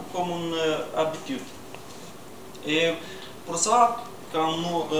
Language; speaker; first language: French; non-native, learner; Romanian